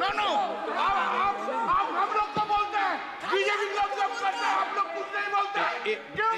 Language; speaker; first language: Hindi; non-native, local second language; Bangla